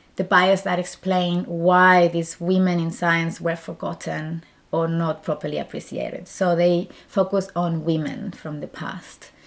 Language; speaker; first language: English; non-native, fluent; Spanish